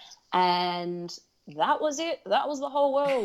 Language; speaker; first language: English; early bilingual, other home language; Russian